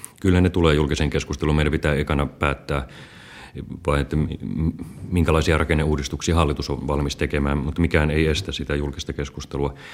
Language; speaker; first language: Finnish; native; Finnish